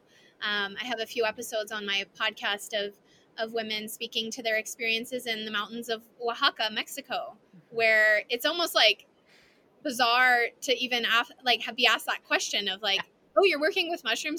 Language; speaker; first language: English; native; English